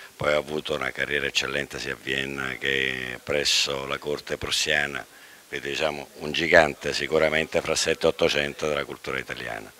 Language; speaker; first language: Italian; native; Italian